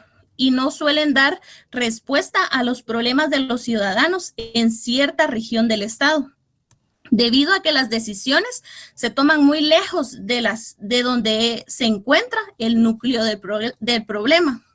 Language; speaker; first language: Spanish; native; Spanish